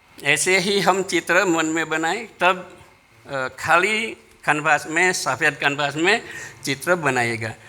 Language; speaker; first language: Hindi; non-native, fluent; Balinese